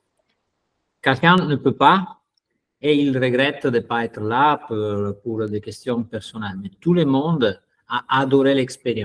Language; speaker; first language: French; non-native, fluent; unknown